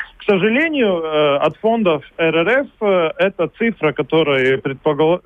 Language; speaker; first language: Russian; non-native, local second language; Latvian